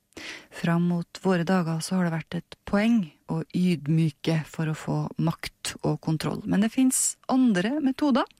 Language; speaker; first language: Norwegian; native; Norwegian